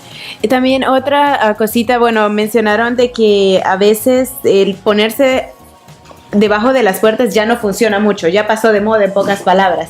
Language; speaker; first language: Spanish; native; Spanish